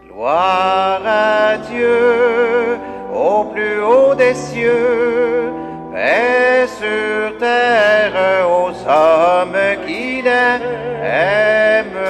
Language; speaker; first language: French; native; French